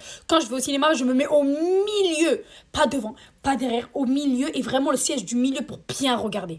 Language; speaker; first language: French; native; French